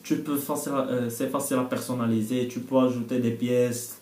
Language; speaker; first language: French; non-native, local second language; Arabic